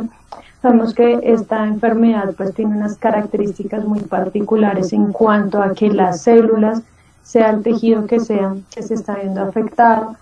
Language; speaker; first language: Spanish; native; Spanish